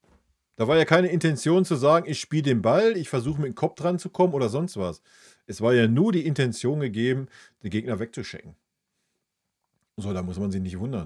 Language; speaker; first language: German; native; German